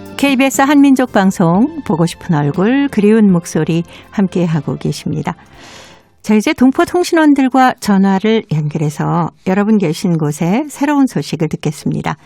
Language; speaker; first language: Korean; native; Korean